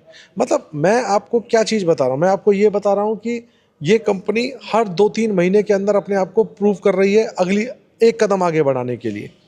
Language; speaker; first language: Hindi; native; Hindi